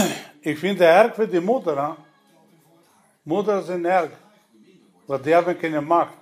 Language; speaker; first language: Dutch; non-native, learner; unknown